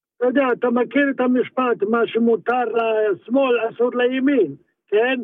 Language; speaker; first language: Hebrew; early bilingual, other home language; Arabic